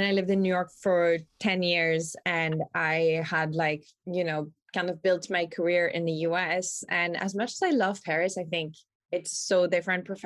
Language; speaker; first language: English; non-native, fluent; French